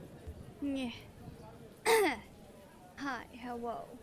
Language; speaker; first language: English; non-native, fluent; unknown